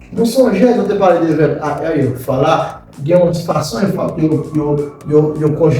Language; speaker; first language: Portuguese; non-native, fluent; Haitian Creole